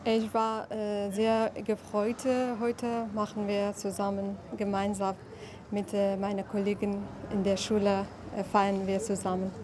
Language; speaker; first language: German; non-native, learner; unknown